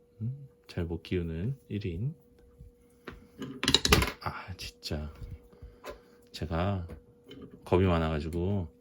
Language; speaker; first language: Korean; native; Korean